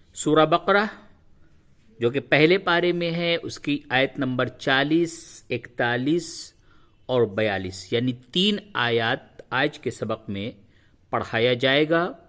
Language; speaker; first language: Urdu; native; Urdu